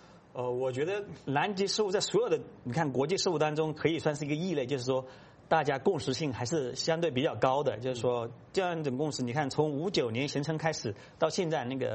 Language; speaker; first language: Chinese; native; Chinese